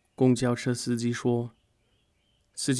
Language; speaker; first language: Chinese; non-native, fluent; English